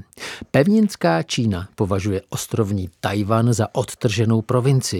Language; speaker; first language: Czech; native; Czech